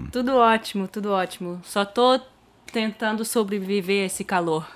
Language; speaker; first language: Portuguese; early bilingual, heritage; German